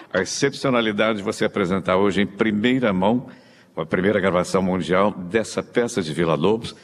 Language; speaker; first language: Portuguese; native; Portuguese